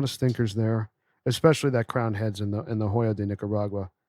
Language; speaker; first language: English; native; English